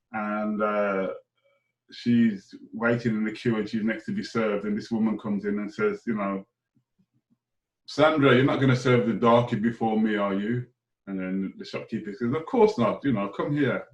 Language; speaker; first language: English; native; English